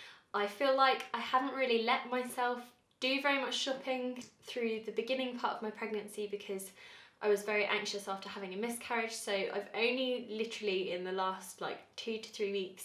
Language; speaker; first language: English; native; English